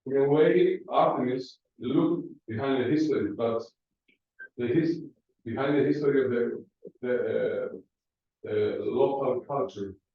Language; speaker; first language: English; non-native, learner; Greek